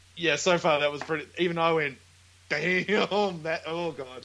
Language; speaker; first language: English; native; English